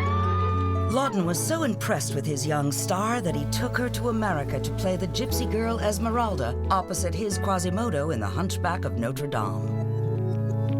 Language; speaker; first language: English; native; English